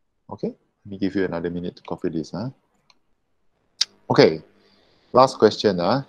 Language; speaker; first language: English; non-native, local second language; Malay